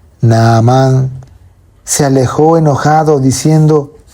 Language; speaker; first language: Spanish; native; Spanish